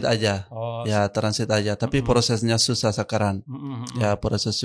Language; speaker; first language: Indonesian; non-native, learner; Arabic